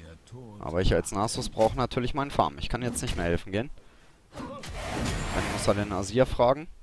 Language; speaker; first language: German; native; German